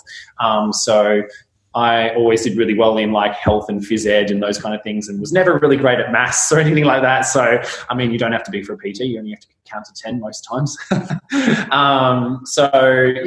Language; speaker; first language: English; native; English